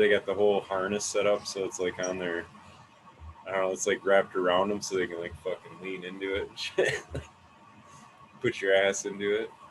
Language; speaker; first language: English; native; English